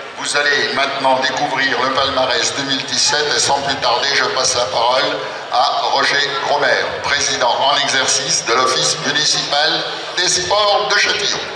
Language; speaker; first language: French; native; French